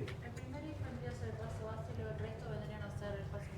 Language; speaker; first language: Spanish; native; Spanish